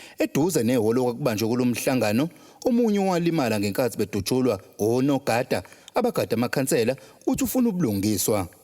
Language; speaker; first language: Zulu; native; Zulu